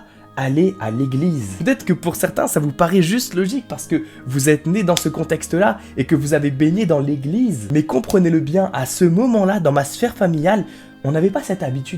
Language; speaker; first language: French; native; French